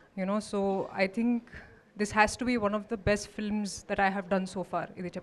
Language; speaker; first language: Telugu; non-native, local second language; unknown